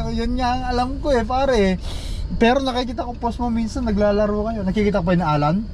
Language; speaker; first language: Filipino; non-native, local second language; Iloko